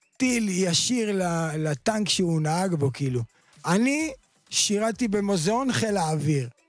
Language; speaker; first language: Hebrew; native; Hebrew